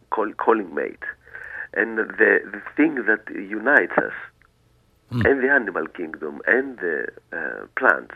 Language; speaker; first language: English; non-native, fluent; Greek